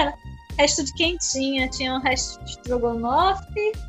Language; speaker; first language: Portuguese; native; Portuguese